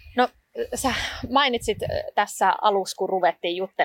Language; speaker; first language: Finnish; native; Finnish